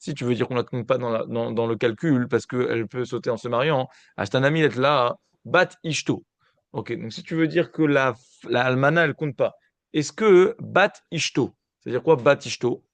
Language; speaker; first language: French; native; French